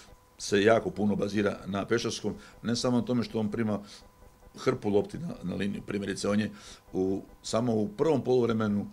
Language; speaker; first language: Croatian; native; Croatian